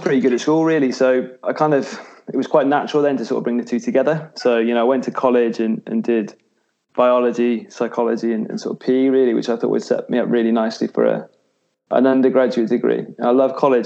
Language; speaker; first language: English; native; English